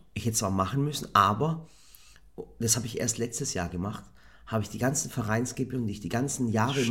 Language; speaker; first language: German; native; German